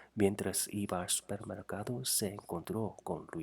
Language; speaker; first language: Spanish; non-native, fluent; Korean